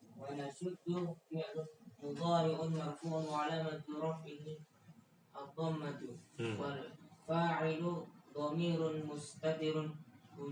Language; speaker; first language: Arabic; non-native, learner; Indonesian